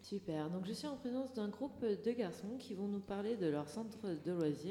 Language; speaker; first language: French; native; French